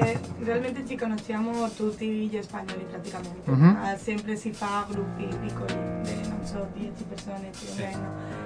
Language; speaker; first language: Italian; non-native, learner; Spanish